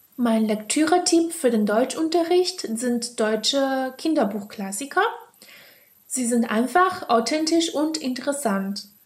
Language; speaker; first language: German; non-native, fluent; Chinese